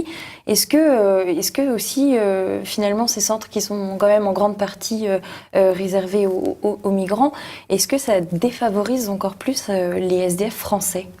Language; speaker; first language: French; native; French